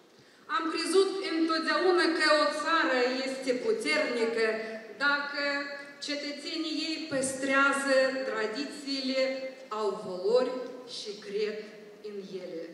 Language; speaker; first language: Romanian; non-native, local second language; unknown